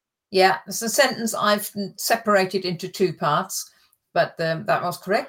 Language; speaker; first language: English; early bilingual, other home language; German